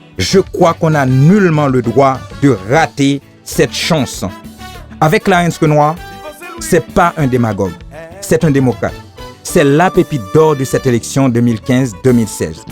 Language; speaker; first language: French; non-native, local second language; Haitian Creole